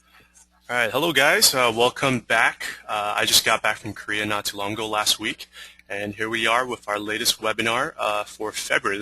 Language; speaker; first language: English; native; English